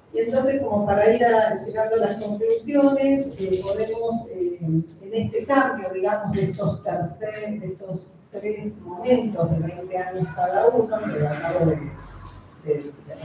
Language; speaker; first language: Spanish; native; Spanish